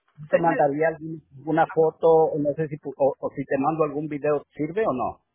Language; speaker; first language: Spanish; native; Spanish